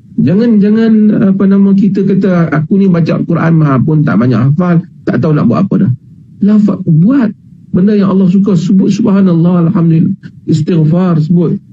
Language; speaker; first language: Malay; native; Malay